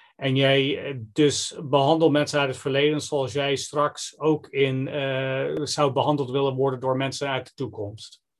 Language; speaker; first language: Dutch; non-native, fluent; English